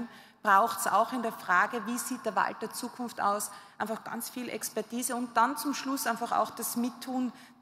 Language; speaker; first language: German; native; German